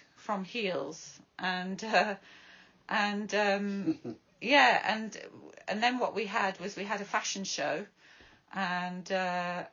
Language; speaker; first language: English; native; English